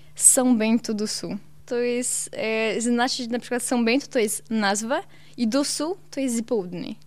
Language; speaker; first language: Polish; non-native, learner; Portuguese